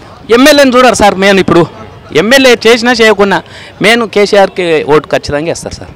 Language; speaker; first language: Telugu; native; Telugu